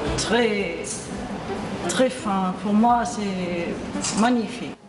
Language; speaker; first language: French; non-native, learner; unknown